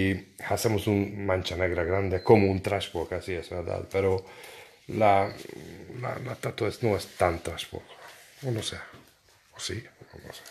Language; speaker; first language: Spanish; non-native, learner; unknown